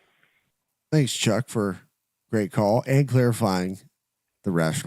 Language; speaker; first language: English; native; English